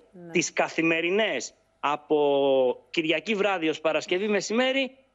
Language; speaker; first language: Greek; native; Greek